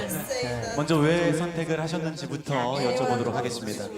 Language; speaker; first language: Korean; native; Korean